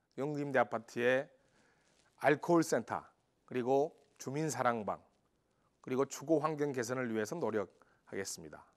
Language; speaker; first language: Korean; native; Korean